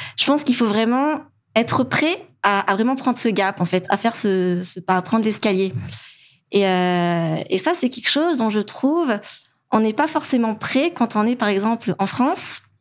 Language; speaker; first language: French; non-native, local second language; Malagasy